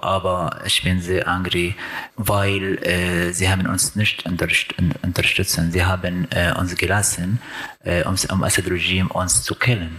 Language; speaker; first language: German; non-native, learner; Arabic